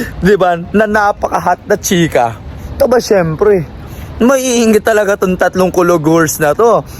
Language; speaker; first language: Filipino; non-native, local second language; Pampanga